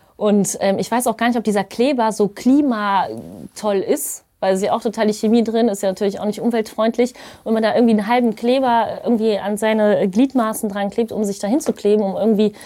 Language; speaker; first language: German; native; German